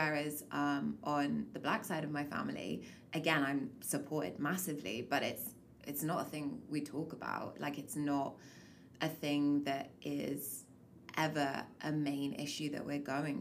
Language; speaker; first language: English; native; English